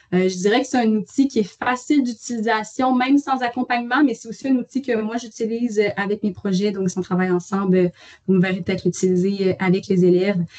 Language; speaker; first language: French; native; French